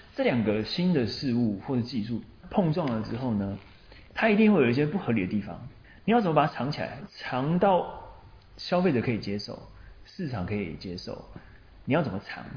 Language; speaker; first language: Chinese; native; Chinese